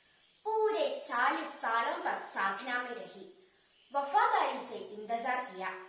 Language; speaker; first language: Hindi; non-native, local second language; Malayalam